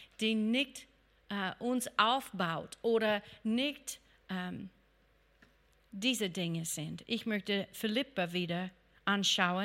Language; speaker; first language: German; non-native, fluent; English